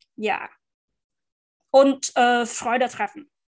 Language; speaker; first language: German; non-native, fluent; Vietnamese